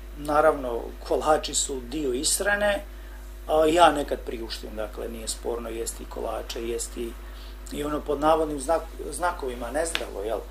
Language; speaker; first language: Croatian; non-native, fluent; Albanian